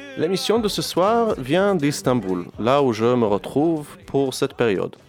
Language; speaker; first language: French; non-native, fluent; Hebrew